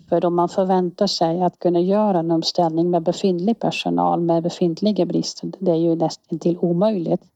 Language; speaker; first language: Swedish; non-native, fluent; Dutch